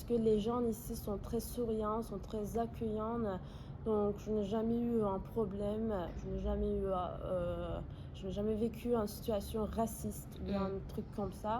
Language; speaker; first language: French; non-native, fluent; Azerbaijani